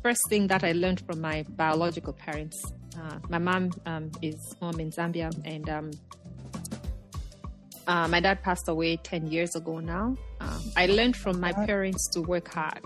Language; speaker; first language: English; non-native, local second language; Nyanja